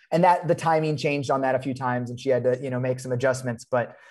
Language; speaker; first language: English; native; English